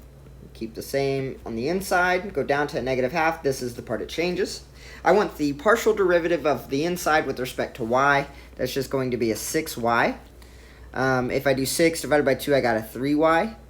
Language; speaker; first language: English; native; English